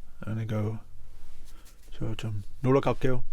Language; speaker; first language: Korean; non-native, fluent; English